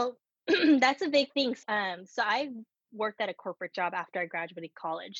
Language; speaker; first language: English; early bilingual, other home language; Korean